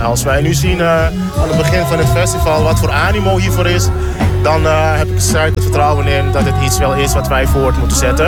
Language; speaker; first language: Dutch; native; Dutch